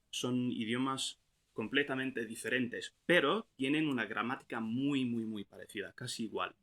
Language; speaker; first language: Spanish; non-native, fluent; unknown